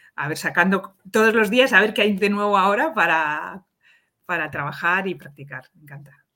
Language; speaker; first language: Spanish; native; Spanish